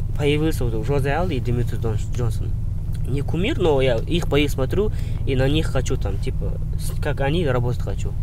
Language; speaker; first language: Russian; non-native, local second language; Kazakh